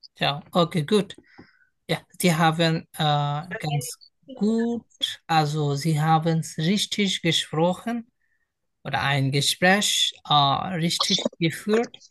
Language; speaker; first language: German; non-native, fluent; Bangla